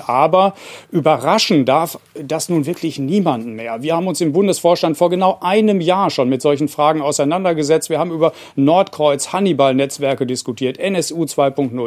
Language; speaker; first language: German; native; German